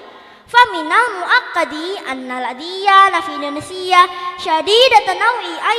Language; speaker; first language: Arabic; non-native, learner; Indonesian